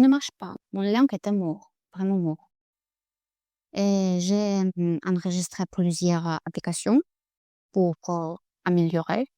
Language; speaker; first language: French; non-native, learner; Russian